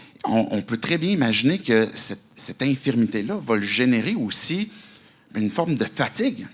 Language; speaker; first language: French; native; French